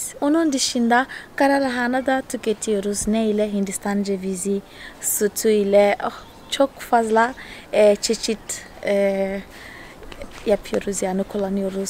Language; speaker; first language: Turkish; non-native, fluent; Portuguese